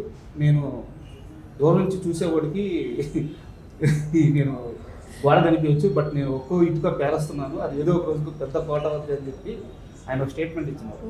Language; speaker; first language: Telugu; native; Telugu